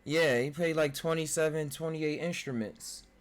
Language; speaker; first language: English; native; English